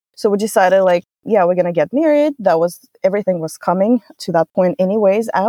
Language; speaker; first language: English; non-native, fluent; Russian